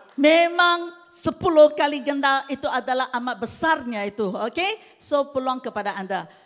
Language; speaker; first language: Malay; non-native, local second language; Chinese